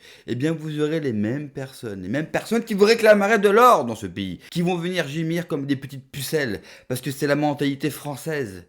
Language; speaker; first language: French; native; French